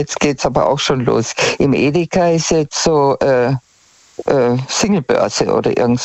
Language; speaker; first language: German; native; German